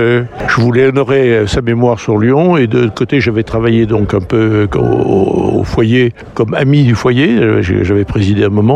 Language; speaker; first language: French; native; French